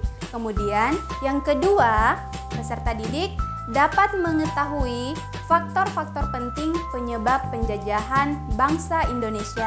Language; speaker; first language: Malay; native; Malay